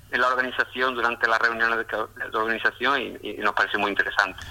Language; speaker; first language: Spanish; native; Spanish